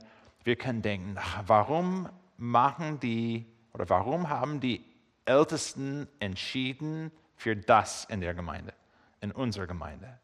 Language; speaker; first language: German; non-native, fluent; English